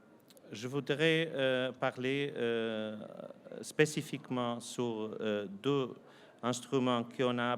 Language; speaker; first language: French; non-native, fluent; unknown